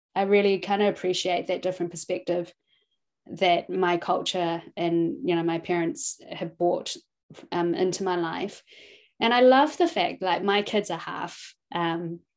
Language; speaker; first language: English; native; English